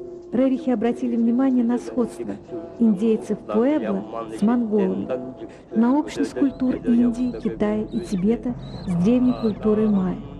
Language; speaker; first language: Russian; native; Russian